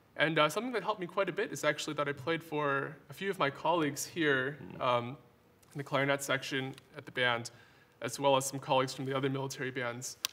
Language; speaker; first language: English; native; English